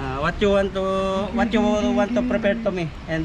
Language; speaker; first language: English; non-native, local second language; Filipino